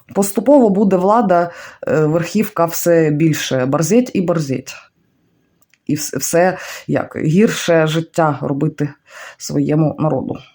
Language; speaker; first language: Ukrainian; non-native, local second language; Russian